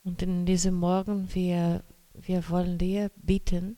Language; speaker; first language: German; non-native, learner; Portuguese